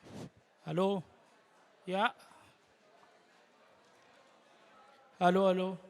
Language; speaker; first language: German; non-native, learner; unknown